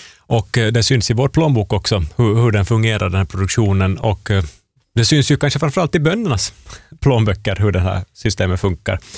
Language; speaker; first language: Swedish; native; Swedish